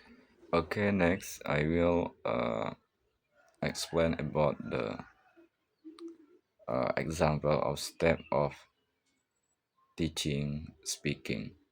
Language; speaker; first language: English; non-native, learner; Indonesian